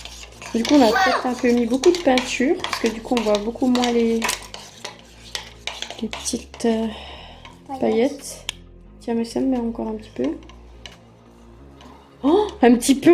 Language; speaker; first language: French; native; French